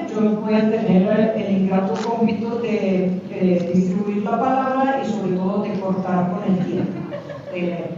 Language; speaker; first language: Spanish; native; Spanish